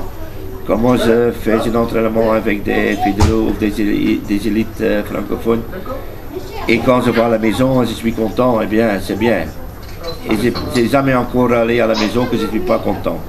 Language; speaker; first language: French; non-native, learner; Dutch